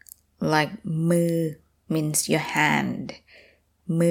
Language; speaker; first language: English; non-native, fluent; Thai